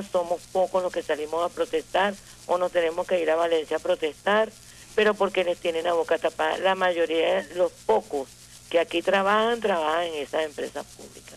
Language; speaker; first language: Spanish; native; Spanish